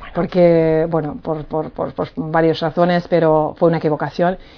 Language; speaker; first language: Spanish; non-native, fluent; Hungarian